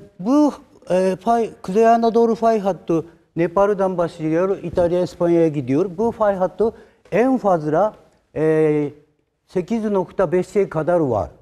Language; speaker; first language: Turkish; non-native, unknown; Japanese